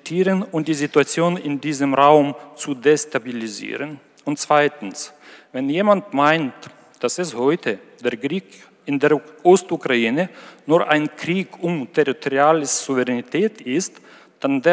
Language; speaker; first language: German; non-native, fluent; Ukrainian